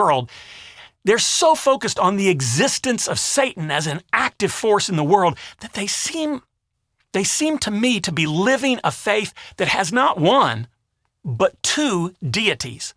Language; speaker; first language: English; native; English